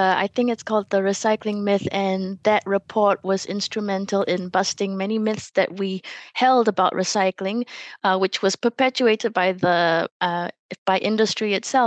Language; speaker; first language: English; non-native, local second language; Malay